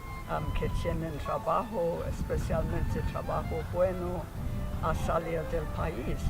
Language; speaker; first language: Spanish; non-native, fluent; English